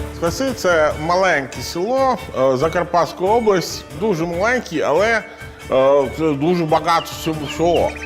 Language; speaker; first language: Ukrainian; non-native, learner; Italian